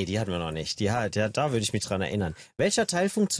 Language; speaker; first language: German; native; German